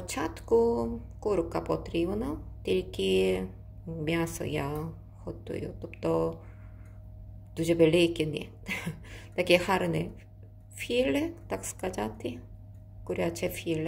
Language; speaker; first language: Ukrainian; non-native, learner; Korean